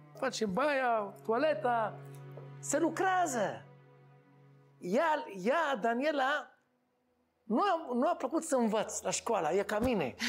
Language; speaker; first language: Romanian; non-native, learner; Hebrew